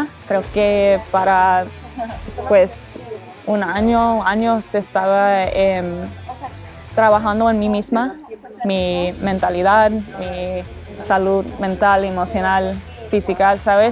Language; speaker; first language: Spanish; early bilingual, heritage; English